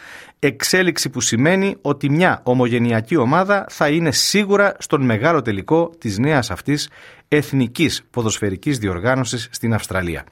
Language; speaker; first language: Greek; native; Greek